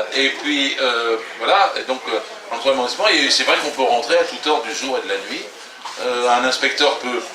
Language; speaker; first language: French; native; French